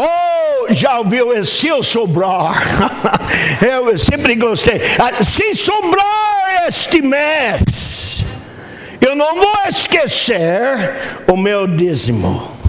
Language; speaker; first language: Portuguese; non-native, fluent; English